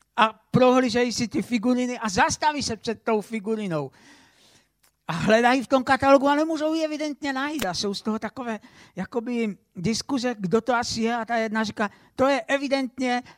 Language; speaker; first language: Czech; non-native, local second language; Polish